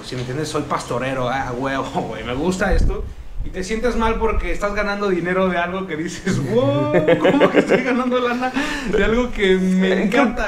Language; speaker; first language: Spanish; native; Spanish